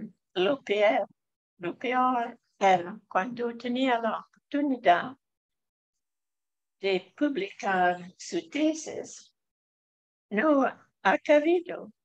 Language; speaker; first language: Spanish; non-native, fluent; English